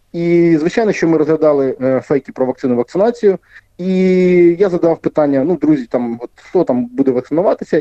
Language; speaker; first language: Ukrainian; non-native, local second language; Russian